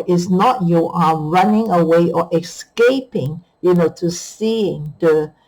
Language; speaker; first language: English; non-native, fluent; Chinese